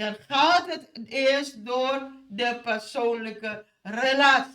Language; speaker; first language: Dutch; non-native, fluent; Indonesian